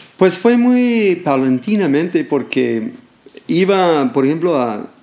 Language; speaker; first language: Spanish; non-native, fluent; English